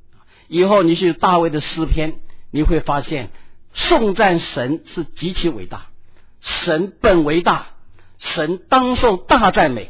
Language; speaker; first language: Chinese; native; Chinese